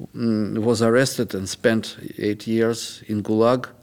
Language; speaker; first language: English; non-native, fluent; Russian